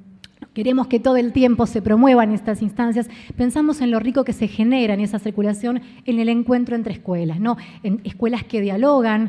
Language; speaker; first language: Spanish; native; Spanish